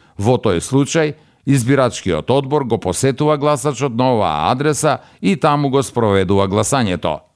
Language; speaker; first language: Macedonian; native; Macedonian